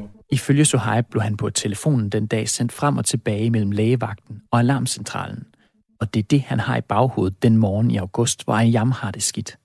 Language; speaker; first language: Danish; native; Danish